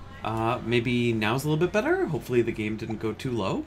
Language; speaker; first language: English; native; English